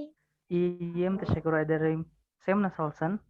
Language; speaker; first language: Turkish; non-native, learner; Indonesian